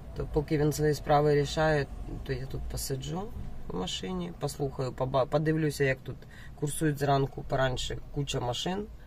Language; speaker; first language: Ukrainian; non-native, local second language; Russian